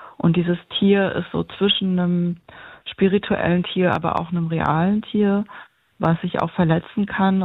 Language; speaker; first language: German; early bilingual, other home language; Arabic